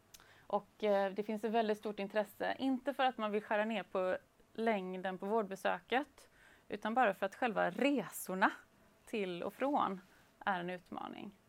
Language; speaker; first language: Swedish; native; Swedish